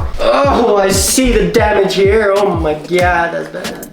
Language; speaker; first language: English; native; English